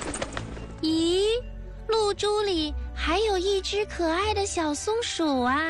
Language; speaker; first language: Chinese; native; Chinese